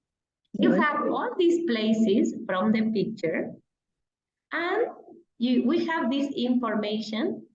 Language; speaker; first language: English; non-native, fluent; Spanish